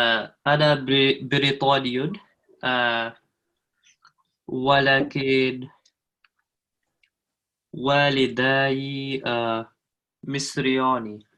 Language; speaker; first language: Arabic; non-native, learner; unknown